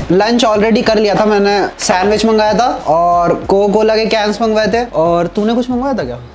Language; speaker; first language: Hindi; native; Hindi